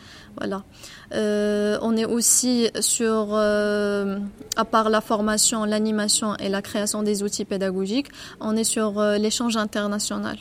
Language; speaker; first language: French; non-native, local second language; Arabic